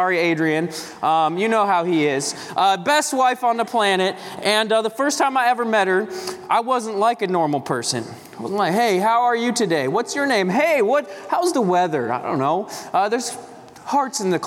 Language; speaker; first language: English; native; English